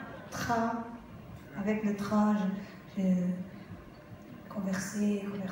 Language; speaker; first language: French; non-native, learner; Portuguese